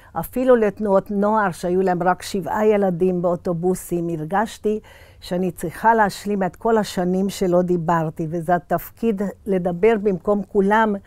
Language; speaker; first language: Hebrew; early bilingual, other home language; Hungarian